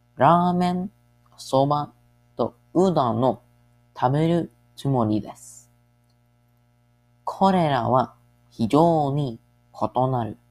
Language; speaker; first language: Japanese; non-native, learner; English